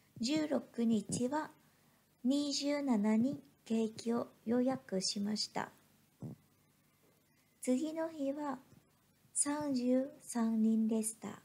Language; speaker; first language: Japanese; non-native, fluent; Vietnamese